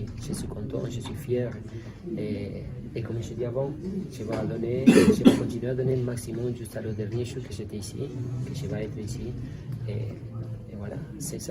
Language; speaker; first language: French; non-native, learner; Spanish